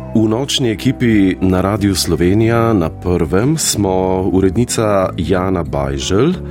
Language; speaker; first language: Slovenian; native; Slovenian